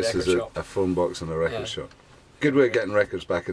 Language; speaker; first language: English; native; English